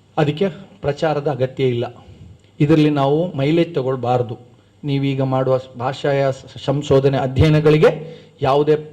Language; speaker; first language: Kannada; non-native, local second language; Badaga